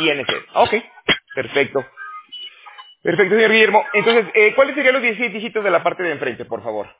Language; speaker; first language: Spanish; native; Spanish